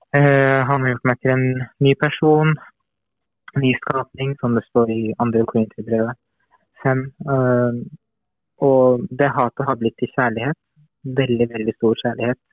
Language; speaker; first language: Norwegian; non-native, fluent; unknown